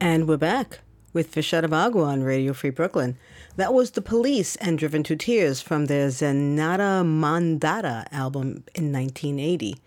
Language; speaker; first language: English; native; English